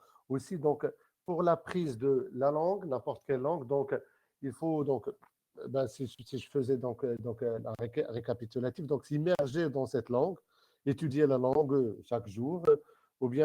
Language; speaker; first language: French; non-native, local second language; Arabic